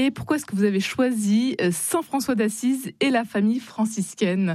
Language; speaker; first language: French; native; French